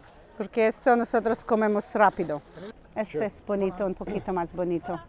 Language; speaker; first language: Spanish; non-native, learner; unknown